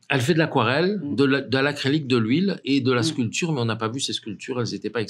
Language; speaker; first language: French; native; French